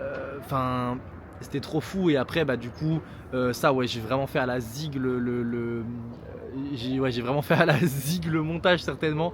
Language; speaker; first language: French; native; French